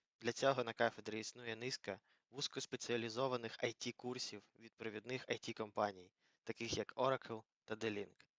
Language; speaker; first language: Ukrainian; native; Ukrainian